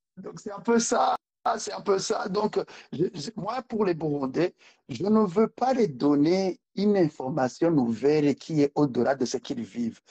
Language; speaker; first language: French; non-native, local second language; Rundi